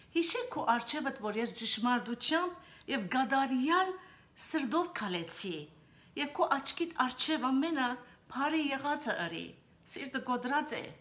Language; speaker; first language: Armenian; early bilingual, heritage; Armenian